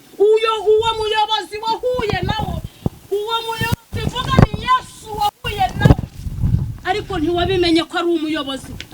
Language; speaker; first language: Kinyarwanda; non-native, local second language; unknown